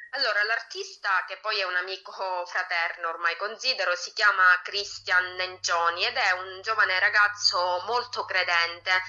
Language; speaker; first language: Italian; native; Italian